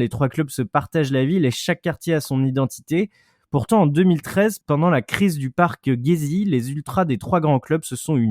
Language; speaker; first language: French; native; French